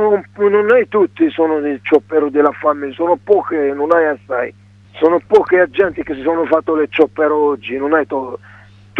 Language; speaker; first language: Italian; non-native, learner; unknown